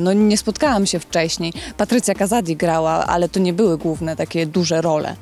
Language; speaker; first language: Polish; native; Polish